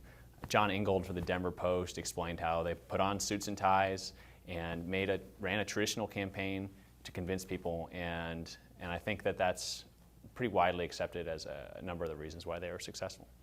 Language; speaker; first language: English; native; English